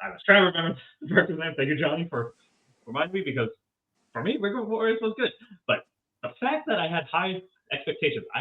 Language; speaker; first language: English; native; English